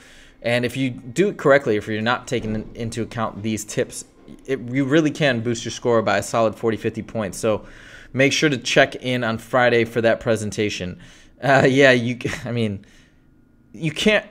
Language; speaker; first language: English; native; English